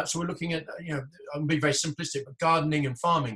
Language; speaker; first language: English; native; English